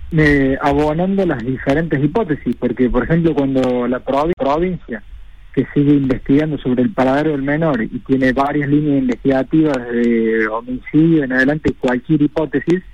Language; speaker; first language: Spanish; native; Spanish